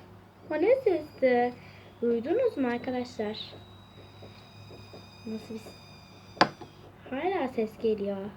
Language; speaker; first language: Turkish; native; Turkish